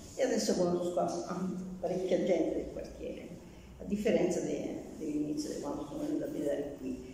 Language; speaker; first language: Italian; native; Italian